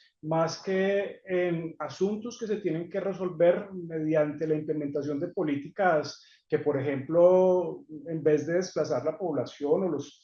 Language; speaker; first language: Spanish; native; Spanish